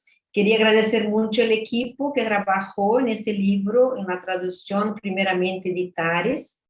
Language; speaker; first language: Spanish; non-native, fluent; Portuguese